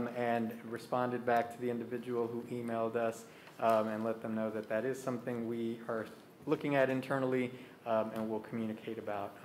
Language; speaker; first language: English; early bilingual, other home language; Spanish